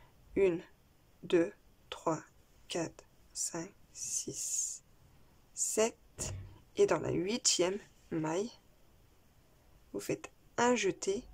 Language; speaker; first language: French; native; French